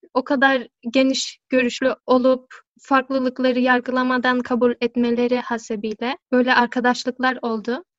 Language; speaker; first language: Turkish; early bilingual, other home language; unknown